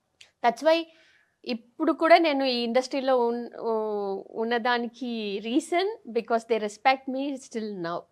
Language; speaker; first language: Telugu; non-native, local second language; Tamil